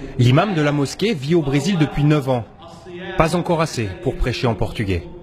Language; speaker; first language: French; native; French